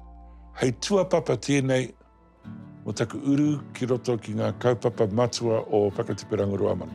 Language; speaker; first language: Māori; non-native, local second language; English